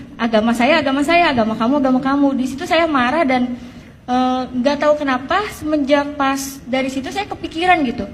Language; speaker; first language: Indonesian; native; Indonesian